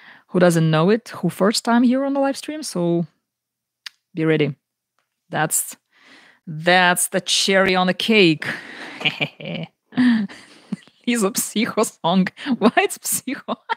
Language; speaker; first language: English; non-native, fluent; Ukrainian